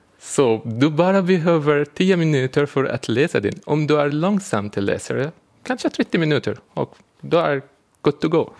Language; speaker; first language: Swedish; non-native, fluent; Arabic